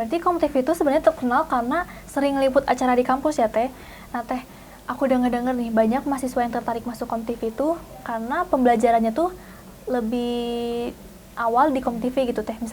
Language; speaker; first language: Indonesian; native; Indonesian